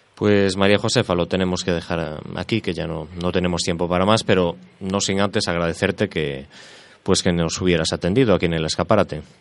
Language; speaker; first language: Spanish; native; Spanish